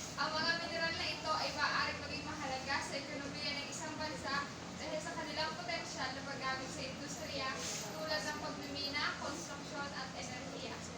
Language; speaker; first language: Filipino; native; Filipino